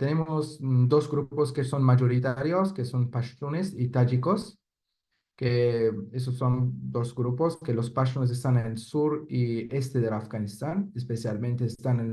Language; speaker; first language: Spanish; non-native, fluent; Persian